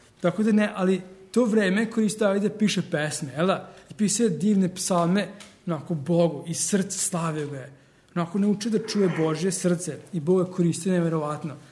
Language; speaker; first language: Serbian; early bilingual, heritage; Serbian